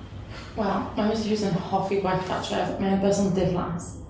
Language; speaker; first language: Welsh; non-native, learner; English